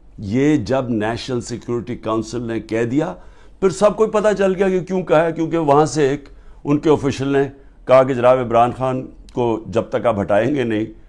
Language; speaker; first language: Urdu; native; Urdu